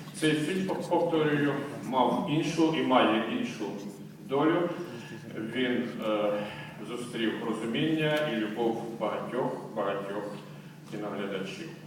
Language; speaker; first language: Ukrainian; native; Ukrainian